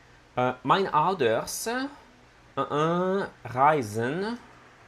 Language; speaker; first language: Dutch; non-native, learner; Italian